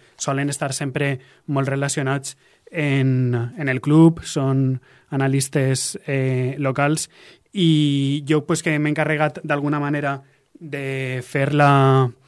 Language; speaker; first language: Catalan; native; Catalan